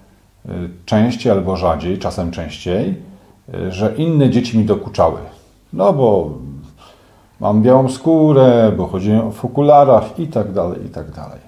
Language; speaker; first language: Polish; native; Polish